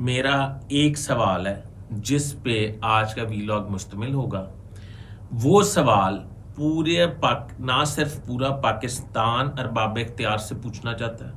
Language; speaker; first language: Urdu; native; Urdu